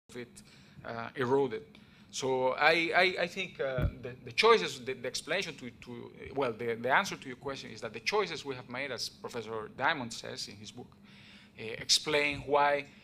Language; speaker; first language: English; non-native, fluent; Spanish